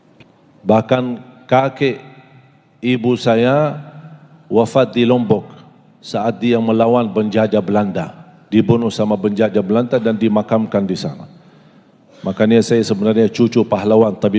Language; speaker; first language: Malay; non-native, fluent; Arabic